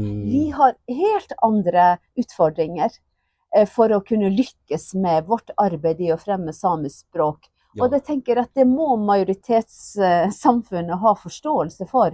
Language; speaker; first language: Norwegian; non-native, local second language; Northern Sami